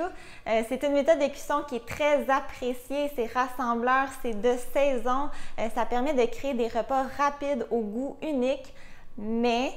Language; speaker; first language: French; native; French